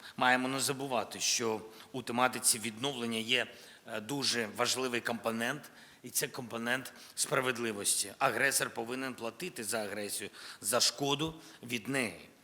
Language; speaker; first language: Ukrainian; non-native, local second language; Russian